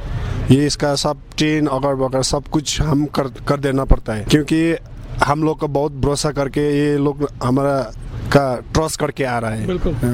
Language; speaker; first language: Hindi; non-native, learner; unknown